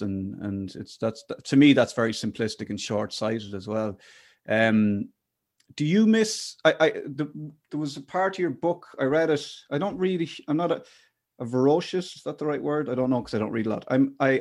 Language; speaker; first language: English; native; English